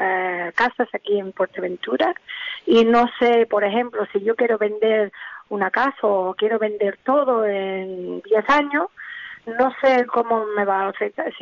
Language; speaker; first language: Spanish; non-native, learner; English